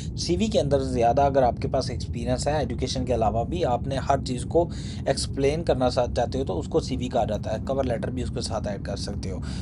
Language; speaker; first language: Urdu; non-native, local second language; Punjabi